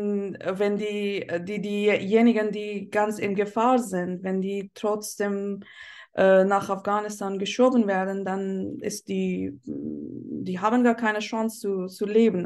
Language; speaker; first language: German; non-native, fluent; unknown